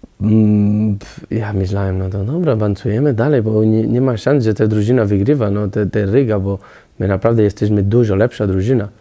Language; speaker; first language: Polish; non-native, learner; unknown